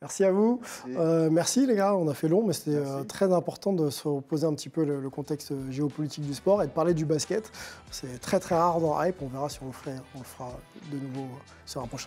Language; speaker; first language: French; native; French